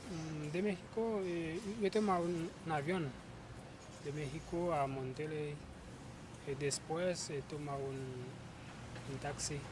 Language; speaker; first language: Spanish; non-native, learner; Haitian Creole